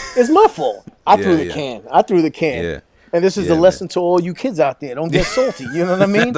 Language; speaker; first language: English; early bilingual, other home language; Spanish